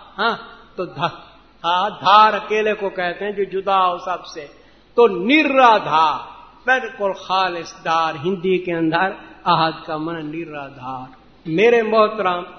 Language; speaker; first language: Urdu; non-native, local second language; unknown